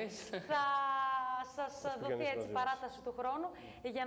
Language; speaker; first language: Greek; native; Greek